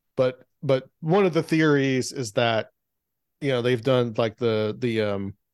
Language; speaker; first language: English; native; English